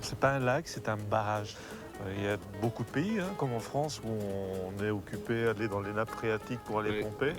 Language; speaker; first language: French; native; French